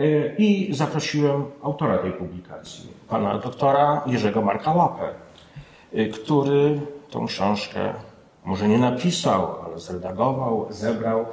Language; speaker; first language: Polish; native; Polish